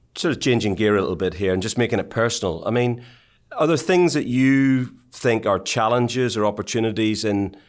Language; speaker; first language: English; native; English